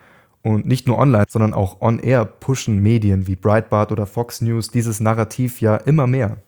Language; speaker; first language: German; native; German